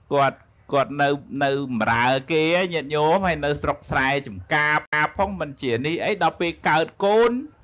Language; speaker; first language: Khmer; native; Khmer